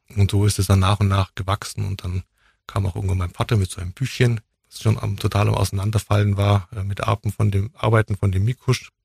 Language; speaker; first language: German; native; German